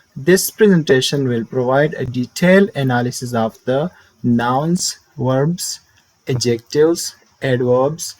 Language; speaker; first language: English; non-native, local second language; Urdu